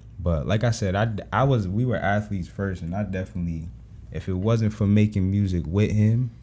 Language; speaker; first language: English; native; English